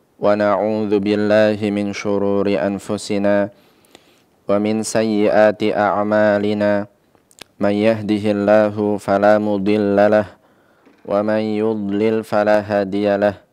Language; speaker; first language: Arabic; non-native, fluent; Indonesian